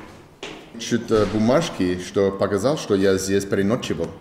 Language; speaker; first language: Russian; non-native, learner; English